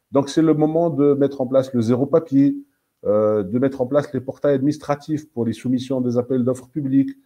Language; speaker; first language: French; non-native, local second language; Arabic